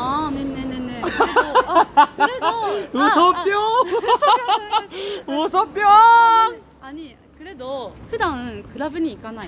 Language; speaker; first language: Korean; non-native, learner; Japanese